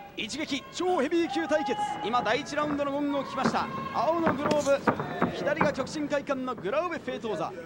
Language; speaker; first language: Japanese; native; Japanese